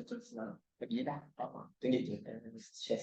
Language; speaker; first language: Malay; native; Malay